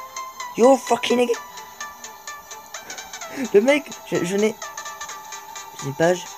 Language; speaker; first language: French; native; French